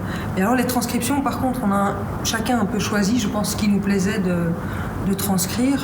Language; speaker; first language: French; native; French